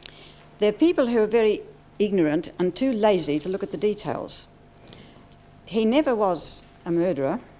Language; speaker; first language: English; native; English